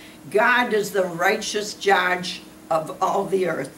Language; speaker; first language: English; early bilingual, other home language; Ukrainian